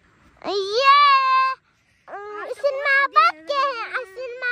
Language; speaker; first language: Hindi; non-native, local second language; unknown